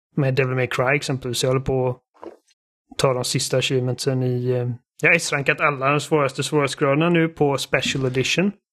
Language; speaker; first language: Swedish; native; Swedish